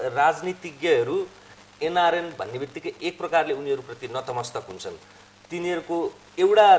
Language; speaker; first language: Nepali; native; Nepali